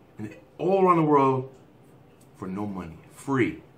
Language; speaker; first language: English; native; English